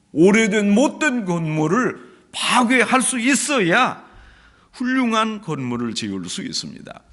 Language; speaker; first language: Korean; native; Korean